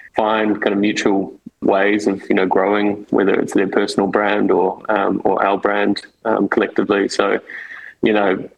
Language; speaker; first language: English; native; English